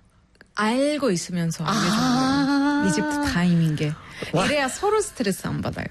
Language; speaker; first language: Korean; non-native, fluent; Arabic